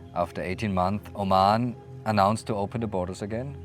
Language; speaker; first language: English; non-native, fluent; German